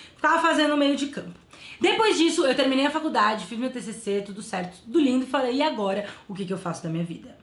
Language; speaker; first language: Portuguese; native; Portuguese